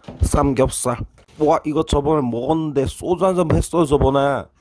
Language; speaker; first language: Korean; non-native, learner; Thai